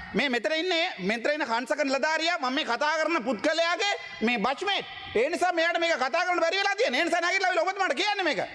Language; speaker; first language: Sinhala; non-native, local second language; Tamil